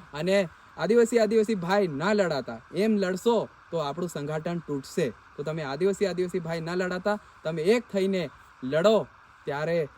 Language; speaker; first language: Gujarati; non-native, local second language; Bhili